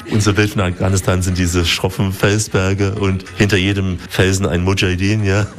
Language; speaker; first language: German; native; German